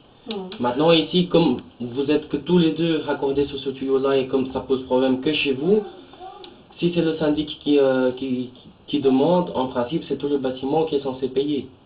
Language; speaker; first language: French; native; French